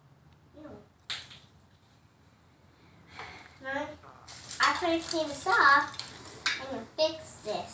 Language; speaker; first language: English; native; English